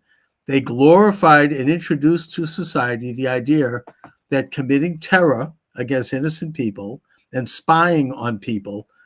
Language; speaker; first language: English; native; English